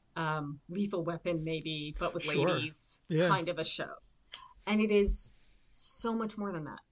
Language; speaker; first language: English; native; English